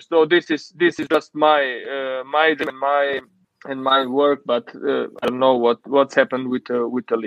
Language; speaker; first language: English; non-native, learner; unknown